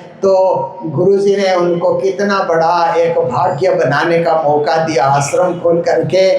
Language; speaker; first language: Hindi; native; Hindi